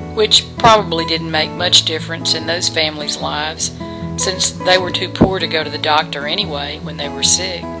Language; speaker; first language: English; native; English